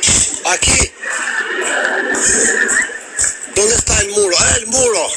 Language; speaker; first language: Spanish; non-native, learner; Albanian